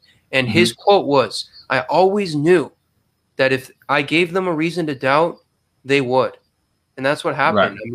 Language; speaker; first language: English; native; English